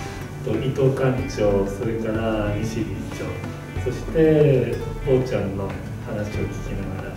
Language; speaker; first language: Japanese; native; Japanese